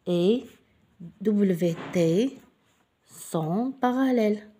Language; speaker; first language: French; non-native, local second language; Arabic